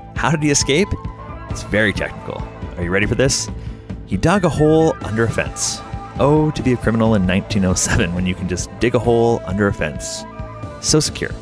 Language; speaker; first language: English; native; English